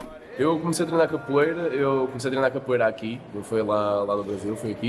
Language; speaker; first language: Portuguese; early bilingual, other home language; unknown